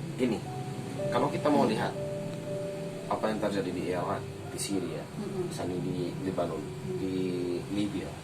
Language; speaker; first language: Indonesian; non-native, fluent; Arabic